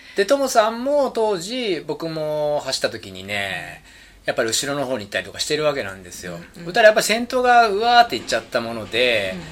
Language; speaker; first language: Japanese; native; Japanese